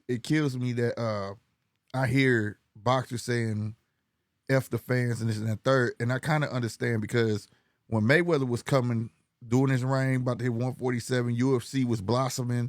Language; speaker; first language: English; native; English